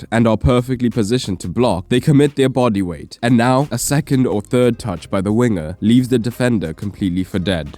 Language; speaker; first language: English; native; English